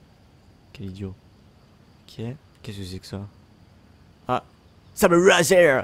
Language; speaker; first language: French; native; French